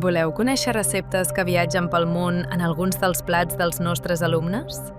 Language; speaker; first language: Catalan; native; Catalan